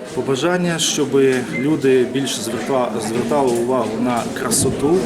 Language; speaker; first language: Ukrainian; non-native, local second language; Russian